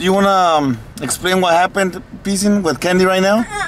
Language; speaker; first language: English; early bilingual, other home language; Spanish